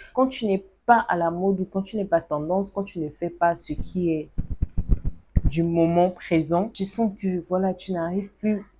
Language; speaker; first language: French; non-native, local second language; Lingala